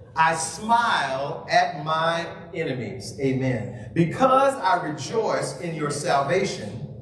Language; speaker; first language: English; native; English